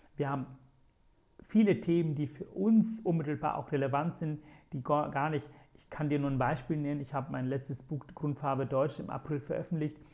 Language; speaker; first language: German; non-native, fluent; Tamil